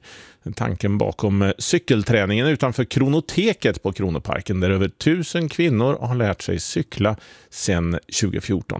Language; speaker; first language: Swedish; native; Swedish